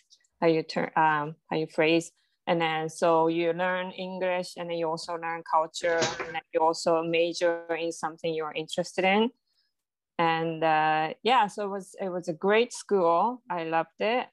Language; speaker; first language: English; non-native, fluent; Japanese